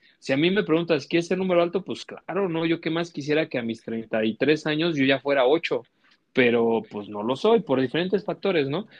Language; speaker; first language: Spanish; native; Spanish